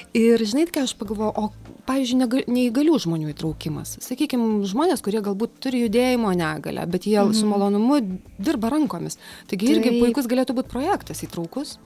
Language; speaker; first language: Lithuanian; native; Lithuanian